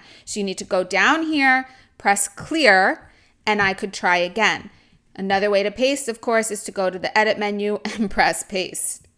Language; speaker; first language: English; native; English